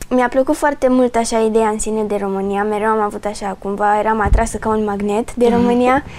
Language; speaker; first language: Romanian; early bilingual, other home language; English